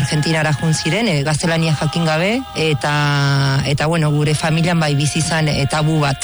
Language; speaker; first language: Basque; non-native, fluent; Spanish